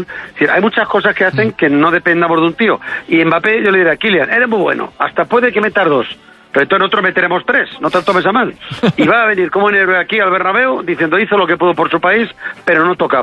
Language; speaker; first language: Spanish; native; Spanish